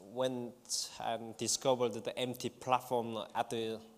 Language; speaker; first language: English; non-native, fluent; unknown